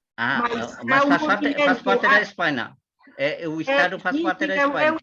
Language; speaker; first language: Portuguese; non-native, learner; Tetum